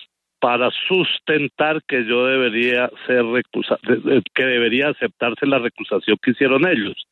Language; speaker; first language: Spanish; native; Spanish